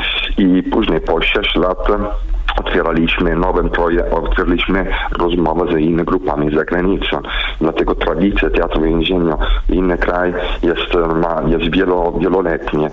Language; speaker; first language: Polish; non-native, learner; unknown